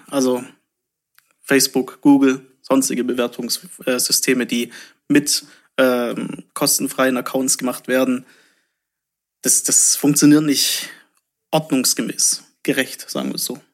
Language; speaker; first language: German; native; German